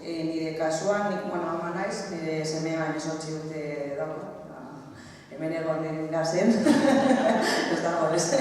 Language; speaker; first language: Basque; non-native, local second language; Spanish